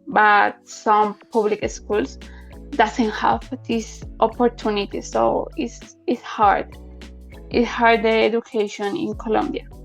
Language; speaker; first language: English; non-native, learner; Spanish